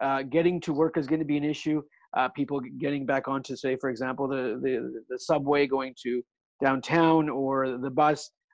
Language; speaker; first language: English; early bilingual, other home language; Italian